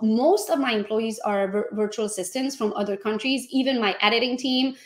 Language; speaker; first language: English; non-native, fluent; Hungarian